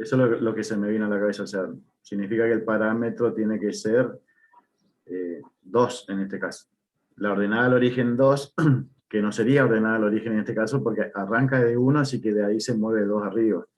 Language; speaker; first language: Spanish; native; Spanish